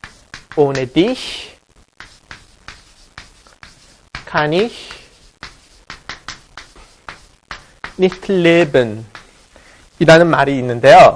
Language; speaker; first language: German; non-native, fluent; Korean